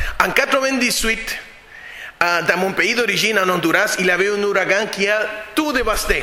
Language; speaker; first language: French; non-native, fluent; Spanish